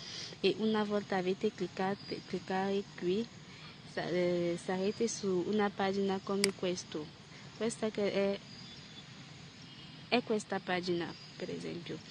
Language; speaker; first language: Italian; non-native, learner; French